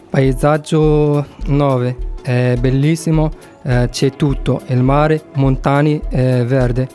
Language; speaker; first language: Italian; non-native, fluent; Arabic